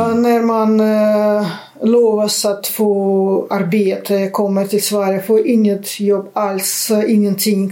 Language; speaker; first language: Swedish; non-native, fluent; Russian